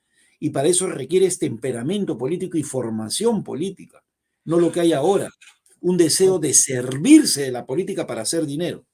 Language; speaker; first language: Spanish; native; Spanish